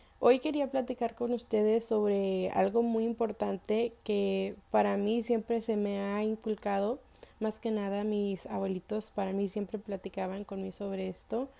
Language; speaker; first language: Spanish; early bilingual, heritage; Spanish